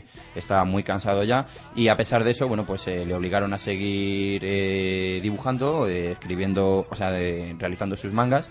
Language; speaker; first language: Spanish; native; Spanish